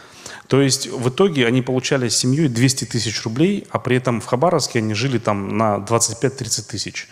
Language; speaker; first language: Russian; native; Russian